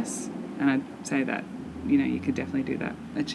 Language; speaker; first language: English; native; English